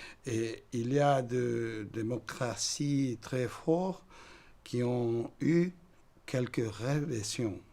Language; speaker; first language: French; non-native, fluent; Spanish